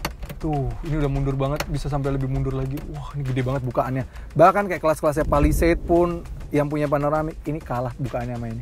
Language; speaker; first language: Indonesian; native; Indonesian